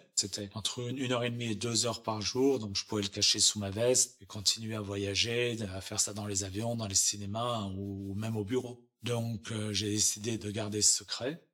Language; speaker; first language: French; native; French